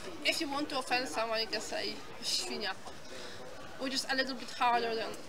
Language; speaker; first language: English; non-native, fluent; Polish